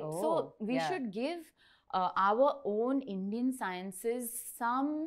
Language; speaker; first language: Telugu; non-native, learner; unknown